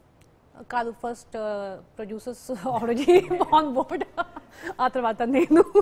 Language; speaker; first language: Telugu; non-native, local second language; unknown